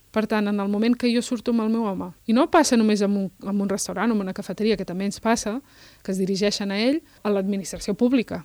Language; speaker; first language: Catalan; early bilingual, other home language; Berber languages